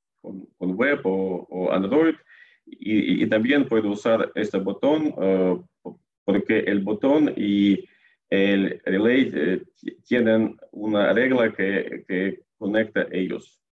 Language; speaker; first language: Spanish; non-native, learner; Russian